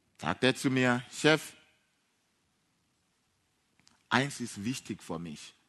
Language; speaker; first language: German; non-native, fluent; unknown